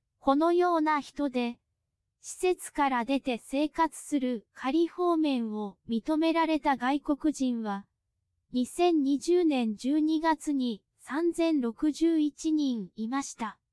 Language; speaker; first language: Japanese; non-native, fluent; Cantonese